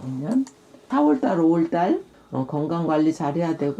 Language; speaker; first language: Korean; native; Korean